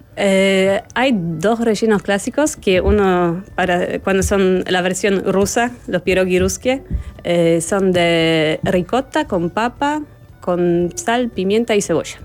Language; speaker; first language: Spanish; non-native, fluent; Polish